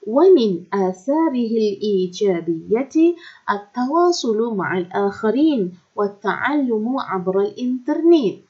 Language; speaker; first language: Arabic; non-native, fluent; Malay